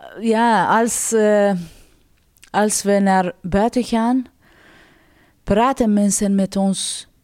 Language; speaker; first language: Dutch; non-native, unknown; Persian